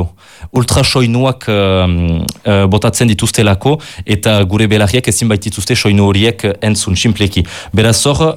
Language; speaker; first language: Basque; native; Basque